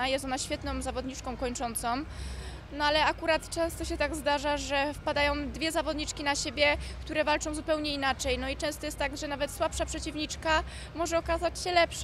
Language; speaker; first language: Polish; native; Polish